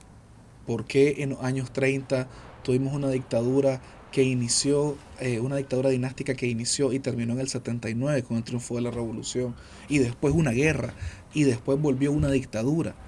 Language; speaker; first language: Spanish; native; Spanish